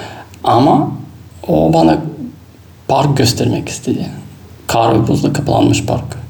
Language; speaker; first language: Turkish; non-native, fluent; Russian